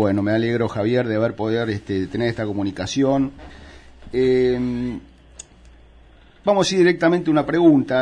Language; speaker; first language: Spanish; native; Spanish